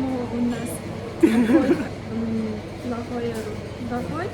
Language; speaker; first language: Russian; non-native, learner; Mongolian